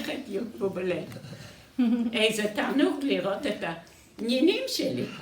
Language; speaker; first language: Hebrew; non-native, fluent; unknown